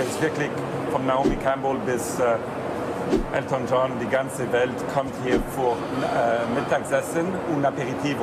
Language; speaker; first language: German; non-native, fluent; Italian